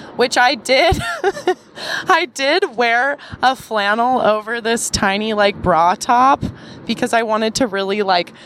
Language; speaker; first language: English; native; English